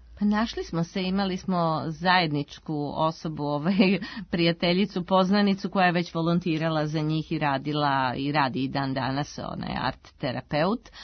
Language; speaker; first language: Serbian; native; Serbian